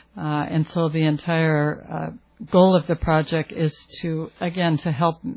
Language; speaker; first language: English; native; English